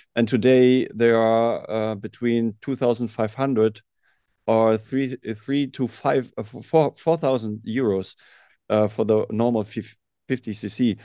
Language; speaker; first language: English; non-native, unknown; German